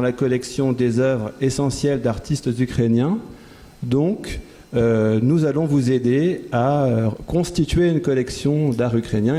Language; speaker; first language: French; native; French